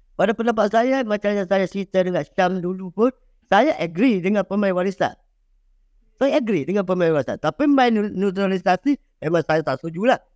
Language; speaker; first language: Malay; native; Malay